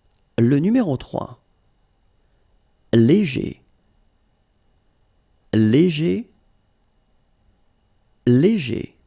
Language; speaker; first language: French; native; French